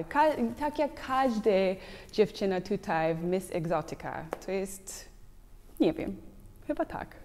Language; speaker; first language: Polish; non-native, learner; English